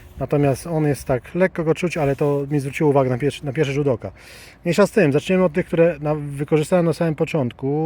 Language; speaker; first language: Polish; native; Polish